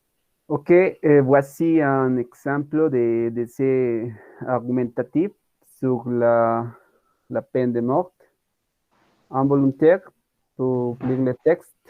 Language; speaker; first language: French; non-native, learner; Spanish